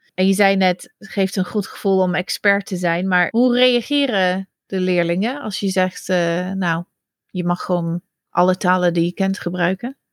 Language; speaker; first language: Dutch; non-native, fluent; English